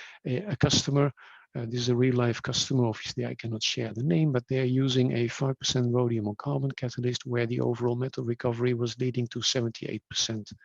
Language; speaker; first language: English; non-native, fluent; Dutch